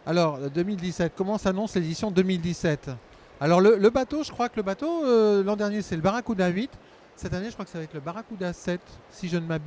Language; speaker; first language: French; native; French